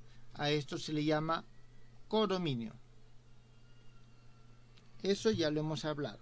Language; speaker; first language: Spanish; native; Spanish